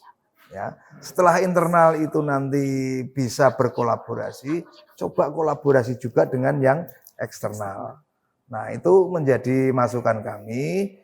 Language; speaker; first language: Indonesian; native; Indonesian